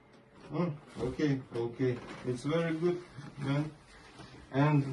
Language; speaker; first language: English; non-native, learner; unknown